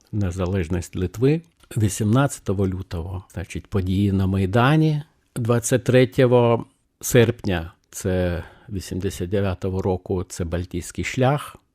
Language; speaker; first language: Ukrainian; non-native, fluent; Lithuanian